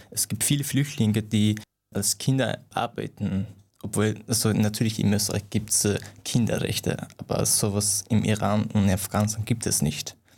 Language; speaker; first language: German; non-native, fluent; Persian